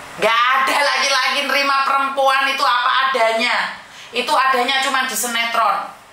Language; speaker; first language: Indonesian; non-native, local second language; Javanese